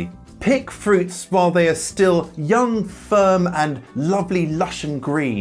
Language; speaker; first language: English; native; English